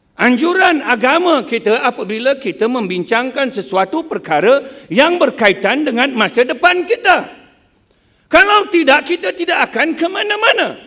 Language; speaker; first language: Malay; non-native, local second language; Chinese